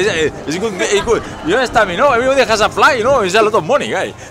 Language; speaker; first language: English; non-native, learner; Spanish